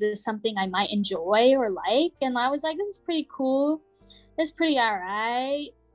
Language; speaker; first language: English; native; English